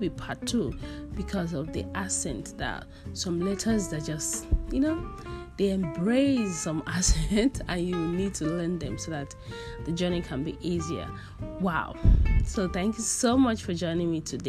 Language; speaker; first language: English; non-native, local second language; Yoruba